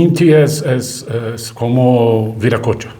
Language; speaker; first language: Spanish; non-native, learner; Portuguese